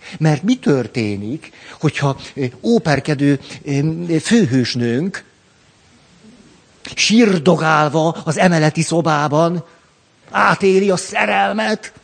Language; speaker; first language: Hungarian; native; Hungarian